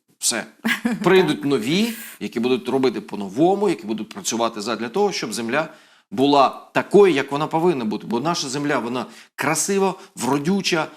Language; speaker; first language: Ukrainian; native; Ukrainian